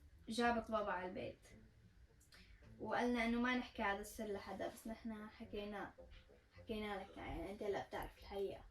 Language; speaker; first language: Arabic; native; Arabic